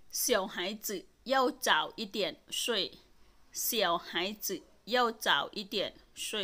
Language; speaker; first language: Chinese; non-native, fluent; Thai